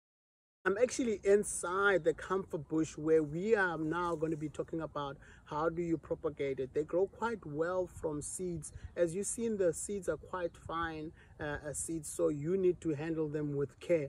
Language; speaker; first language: English; non-native, local second language; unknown